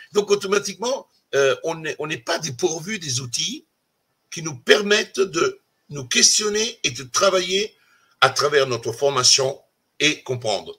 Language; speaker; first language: French; non-native, fluent; Italian